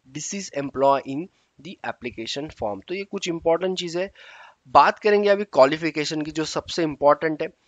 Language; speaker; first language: Hindi; native; Hindi